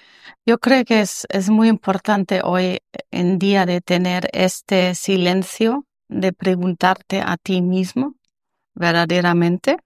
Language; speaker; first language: Spanish; non-native, learner; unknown